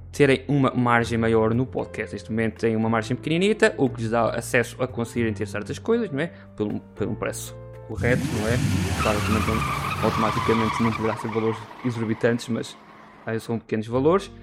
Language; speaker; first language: English; non-native, learner; Portuguese